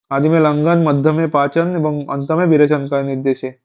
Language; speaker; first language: Hindi; non-native, local second language; Bangla